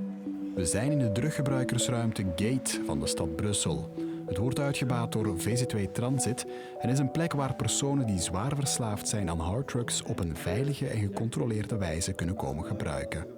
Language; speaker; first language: Dutch; native; Dutch